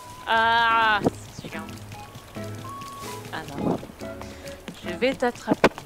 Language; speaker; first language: French; non-native, fluent; English